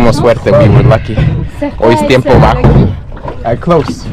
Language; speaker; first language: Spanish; early bilingual, heritage; English